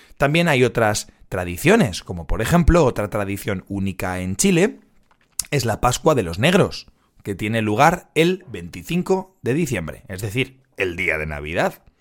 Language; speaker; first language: Spanish; native; Spanish